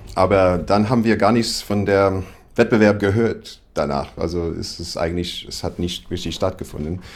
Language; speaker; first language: German; non-native, fluent; English